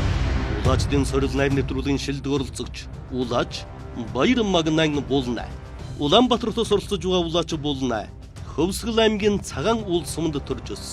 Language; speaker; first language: Mongolian; native; Mongolian